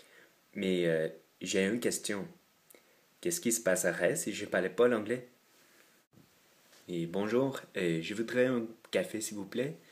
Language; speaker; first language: French; non-native, fluent; English